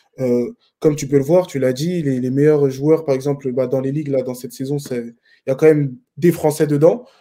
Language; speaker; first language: French; native; French